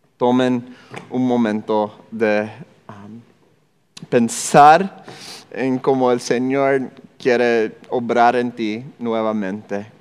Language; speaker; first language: Spanish; non-native, fluent; English